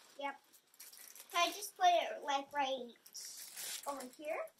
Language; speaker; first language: English; native; English